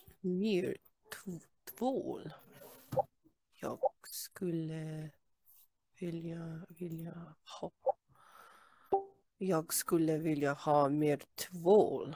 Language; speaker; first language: Swedish; non-native, learner; English